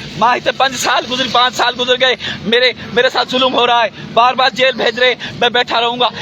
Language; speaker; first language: Urdu; non-native, local second language; Sindhi